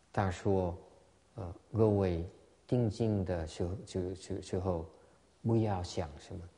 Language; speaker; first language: Chinese; non-native, learner; Vietnamese